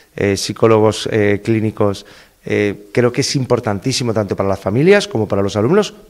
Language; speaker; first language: Spanish; native; Spanish